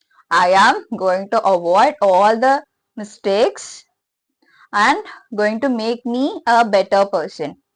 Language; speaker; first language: English; non-native, local second language; Tamil